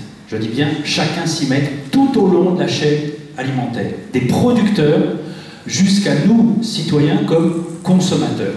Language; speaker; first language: French; native; French